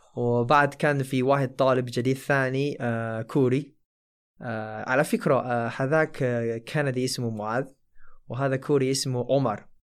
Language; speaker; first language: Arabic; non-native, fluent; Chinese